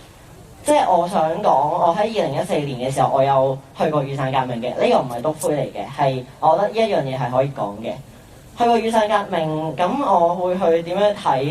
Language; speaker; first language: Cantonese; native; Cantonese